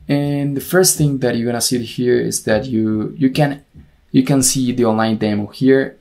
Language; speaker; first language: English; non-native, fluent; Spanish